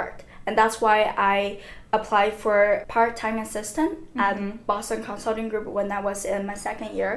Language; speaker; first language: English; non-native, fluent; Chinese